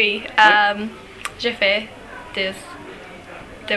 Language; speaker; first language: French; non-native, learner; English